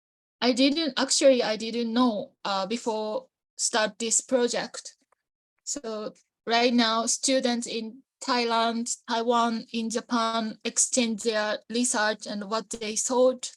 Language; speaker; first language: English; non-native, learner; Japanese